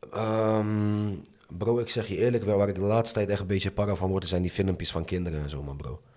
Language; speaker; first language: Dutch; early bilingual, other home language; Azerbaijani